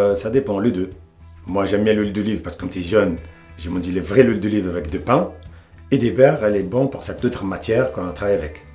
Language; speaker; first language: French; non-native, local second language; Arabic